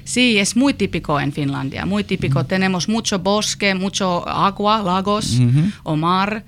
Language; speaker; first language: Spanish; non-native, learner; Finnish